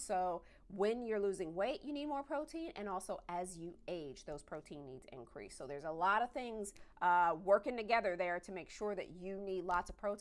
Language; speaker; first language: English; native; English